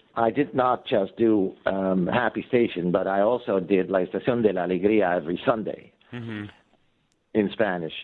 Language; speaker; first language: English; non-native, fluent; Dutch